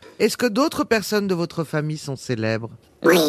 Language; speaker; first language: French; native; French